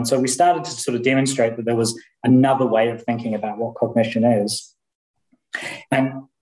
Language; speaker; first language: English; native; English